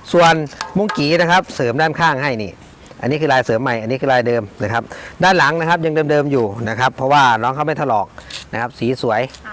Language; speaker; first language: Thai; non-native, local second language; Northeastern Thai